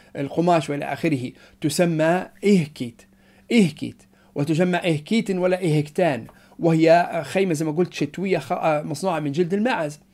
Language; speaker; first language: Arabic; non-native, local second language; Berber languages